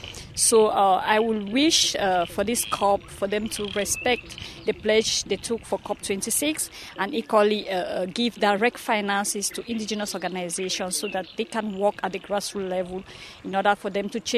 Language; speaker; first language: English; non-native, local second language; Fula